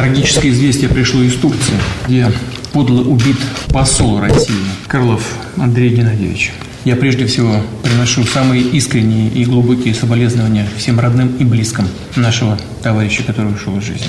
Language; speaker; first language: Russian; native; Russian